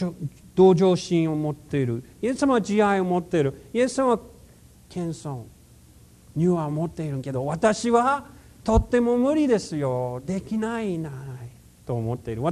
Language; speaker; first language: Japanese; non-native, fluent; English